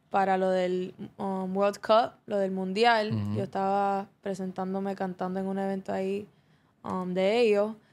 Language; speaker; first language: Spanish; early bilingual, heritage; Spanish